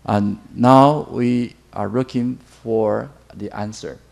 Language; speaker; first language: English; non-native, fluent; Chinese